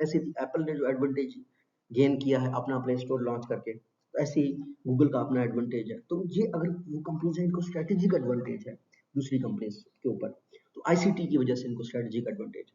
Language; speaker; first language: Urdu; non-native, local second language; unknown